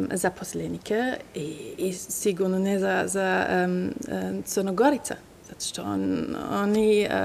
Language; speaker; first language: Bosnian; non-native, learner; German